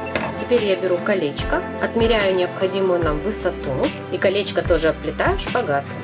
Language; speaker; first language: Russian; native; Russian